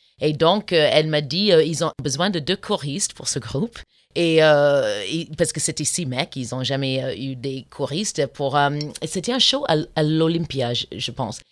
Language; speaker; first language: French; non-native, fluent; English